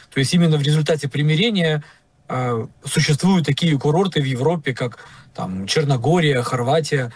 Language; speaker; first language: Russian; non-native, local second language; Ukrainian